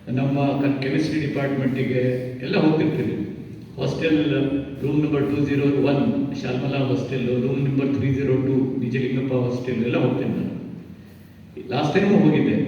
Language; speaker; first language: Kannada; native; Kannada